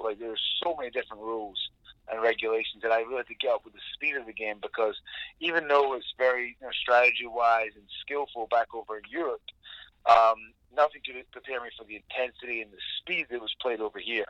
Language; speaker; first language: English; native; English